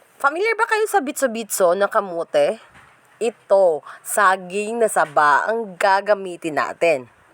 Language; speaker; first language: Filipino; non-native, local second language; Cebuano